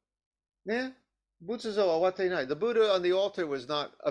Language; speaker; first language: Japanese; non-native, learner; English